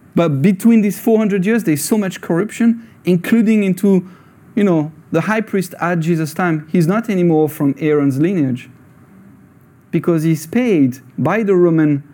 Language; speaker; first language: English; non-native, fluent; French